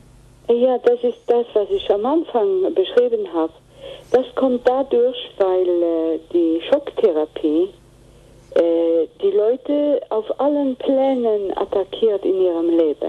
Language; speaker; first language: German; non-native, fluent; Greek